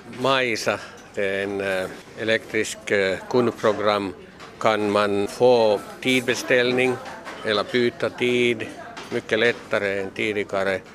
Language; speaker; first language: Swedish; non-native, local second language; Finnish